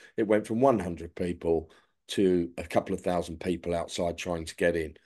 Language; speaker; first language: English; native; English